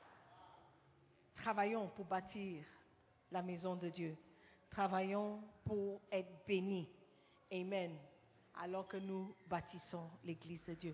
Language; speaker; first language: French; non-native, fluent; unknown